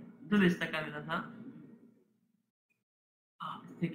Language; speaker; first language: Japanese; non-native, learner; Korean